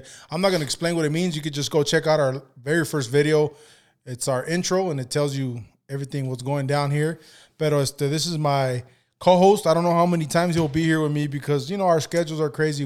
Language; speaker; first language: English; early bilingual, other home language; Spanish